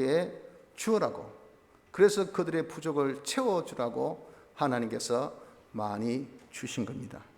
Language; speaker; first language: Korean; native; Korean